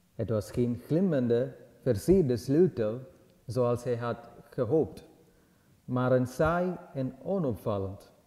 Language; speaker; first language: Dutch; non-native, learner; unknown